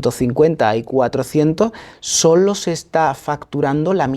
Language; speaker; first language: Spanish; native; Spanish